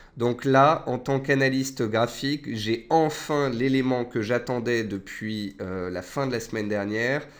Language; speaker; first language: French; native; French